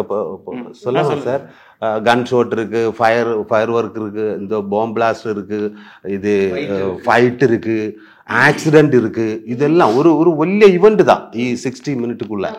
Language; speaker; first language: Tamil; non-native, learner; Malayalam